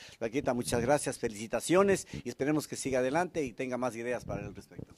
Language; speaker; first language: Spanish; native; Spanish